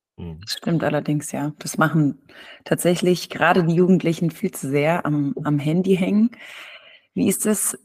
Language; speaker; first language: German; native; German